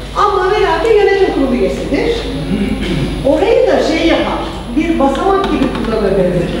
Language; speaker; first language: Turkish; early bilingual, heritage; Turkish